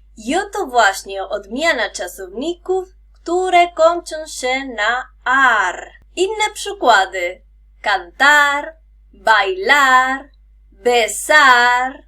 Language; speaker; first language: Polish; non-native, fluent; Spanish